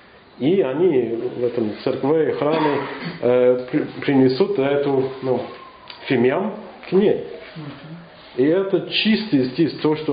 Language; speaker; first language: Russian; non-native, learner; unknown